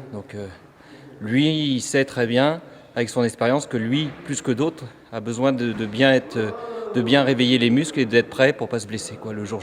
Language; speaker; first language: French; native; French